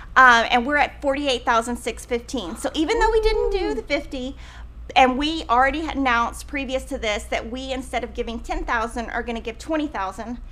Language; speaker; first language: English; native; English